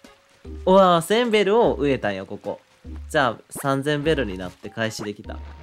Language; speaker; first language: Japanese; native; Japanese